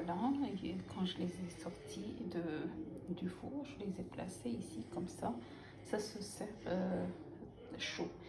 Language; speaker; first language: French; non-native, local second language; Arabic